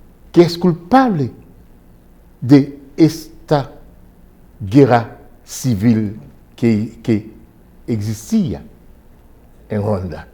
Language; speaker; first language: Spanish; non-native, fluent; Haitian Creole